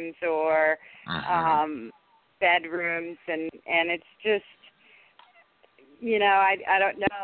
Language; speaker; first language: English; non-native, fluent; Danish